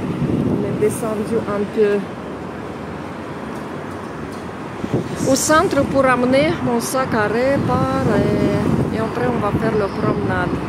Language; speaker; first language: French; non-native, fluent; Russian